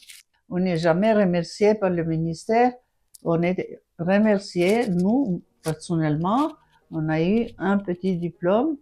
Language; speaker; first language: French; non-native, fluent; Greek